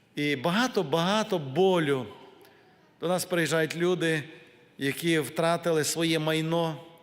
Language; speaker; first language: Ukrainian; native; Ukrainian